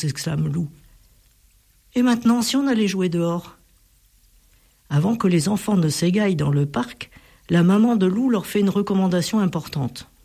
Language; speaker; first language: French; native; French